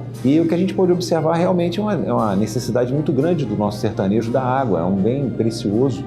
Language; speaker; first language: Portuguese; native; Portuguese